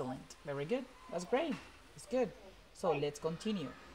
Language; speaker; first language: English; non-native, fluent; Spanish